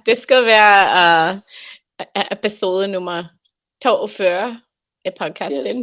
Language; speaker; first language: Danish; non-native, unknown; English